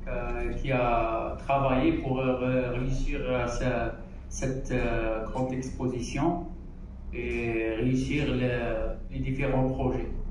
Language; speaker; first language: French; non-native, local second language; Arabic